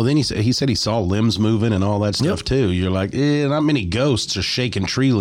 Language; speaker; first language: English; native; English